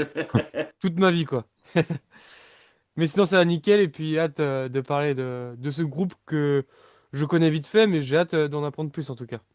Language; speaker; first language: French; native; French